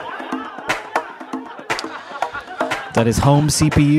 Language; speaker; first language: English; native; English